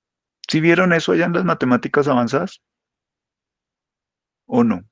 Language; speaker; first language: Spanish; native; Spanish